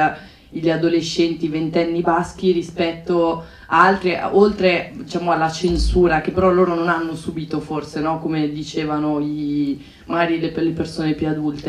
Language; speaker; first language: Italian; native; Italian